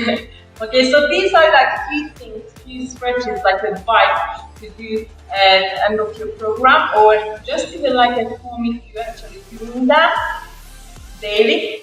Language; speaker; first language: English; non-native, fluent; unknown